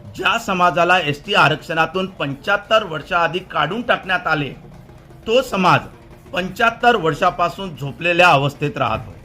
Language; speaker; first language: Marathi; non-native, local second language; Lambadi